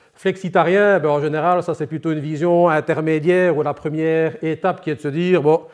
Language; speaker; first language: French; native; French